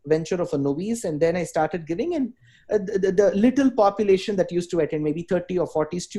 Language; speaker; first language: English; non-native, local second language; Tamil